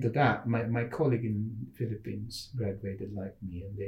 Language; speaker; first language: English; non-native, local second language; Filipino